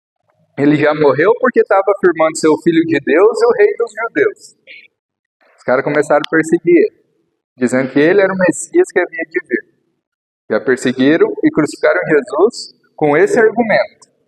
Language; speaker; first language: Portuguese; native; Portuguese